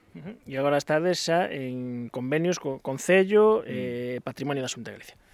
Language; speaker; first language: Galician; native; Galician